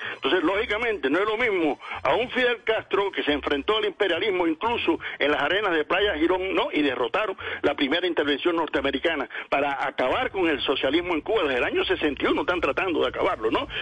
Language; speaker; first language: Spanish; native; Spanish